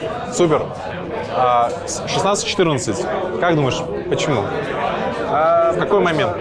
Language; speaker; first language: Russian; native; Russian